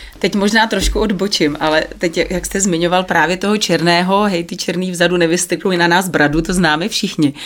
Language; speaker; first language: Czech; native; Czech